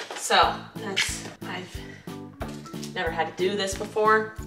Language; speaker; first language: English; native; English